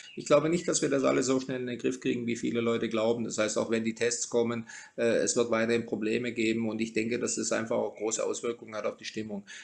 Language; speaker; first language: German; early bilingual, other home language; Croatian